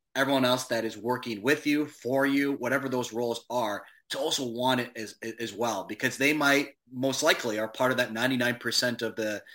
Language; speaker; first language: English; native; English